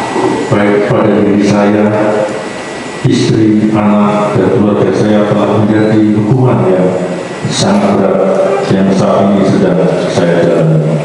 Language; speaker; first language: Indonesian; non-native, local second language; Javanese